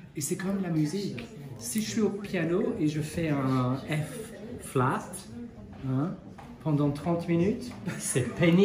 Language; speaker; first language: French; non-native, fluent; English